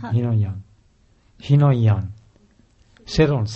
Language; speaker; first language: Japanese; non-native, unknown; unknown